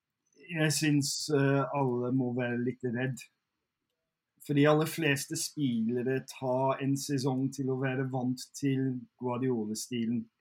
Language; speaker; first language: Norwegian; non-native, fluent; English